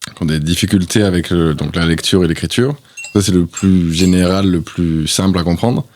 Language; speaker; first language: French; native; French